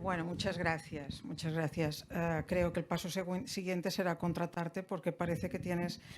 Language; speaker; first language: Spanish; non-native, local second language; Catalan